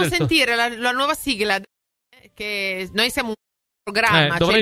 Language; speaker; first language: Italian; native; Italian